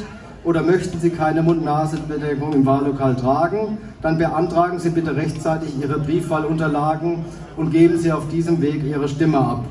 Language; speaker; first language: German; native; German